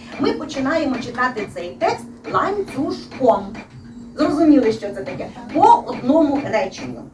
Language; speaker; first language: Ukrainian; native; Ukrainian